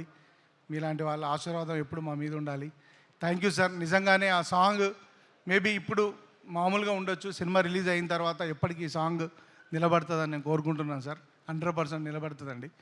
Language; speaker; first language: Telugu; native; Telugu